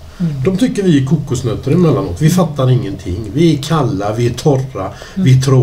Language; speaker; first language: Swedish; native; Swedish